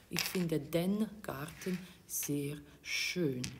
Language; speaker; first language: German; non-native, fluent; Ukrainian